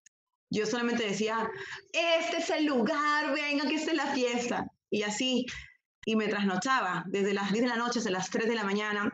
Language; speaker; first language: Spanish; native; Spanish